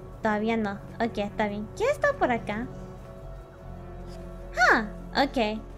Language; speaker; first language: Spanish; non-native, learner; English